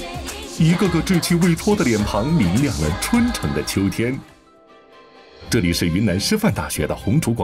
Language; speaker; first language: Chinese; native; Chinese